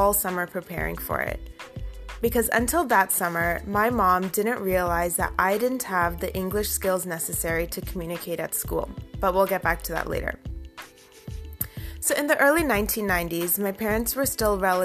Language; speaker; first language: English; early bilingual, other home language; Urdu